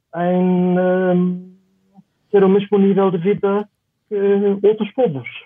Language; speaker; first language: Portuguese; non-native, fluent; German